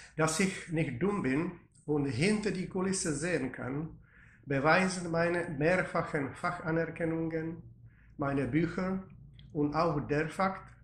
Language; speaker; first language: German; non-native, fluent; Czech